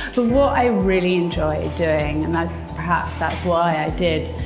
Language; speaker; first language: English; native; English